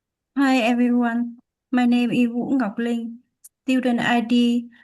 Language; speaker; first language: English; non-native, learner; Vietnamese